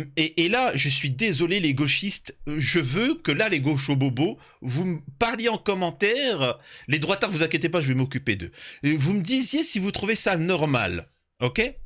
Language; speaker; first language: French; early bilingual, other home language; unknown